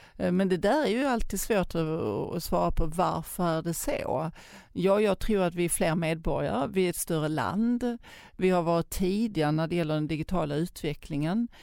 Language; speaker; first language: Swedish; native; Swedish